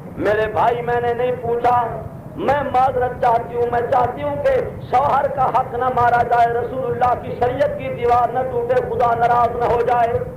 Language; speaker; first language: Urdu; non-native, local second language; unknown